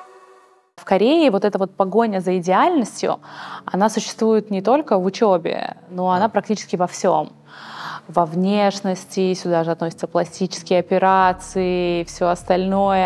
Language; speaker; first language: Russian; native; Russian